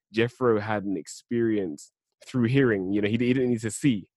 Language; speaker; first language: English; native; English